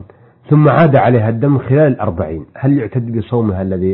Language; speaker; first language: Arabic; native; Arabic